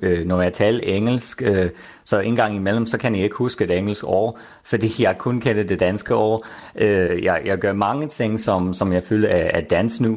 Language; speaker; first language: Danish; non-native, fluent; English